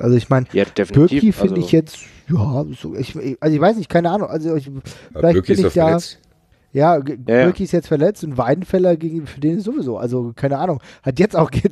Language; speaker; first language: German; native; German